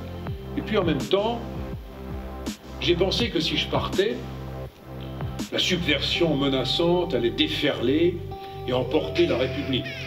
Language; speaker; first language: French; native; French